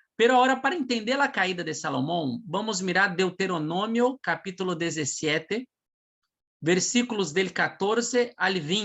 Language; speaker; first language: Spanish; non-native, fluent; Portuguese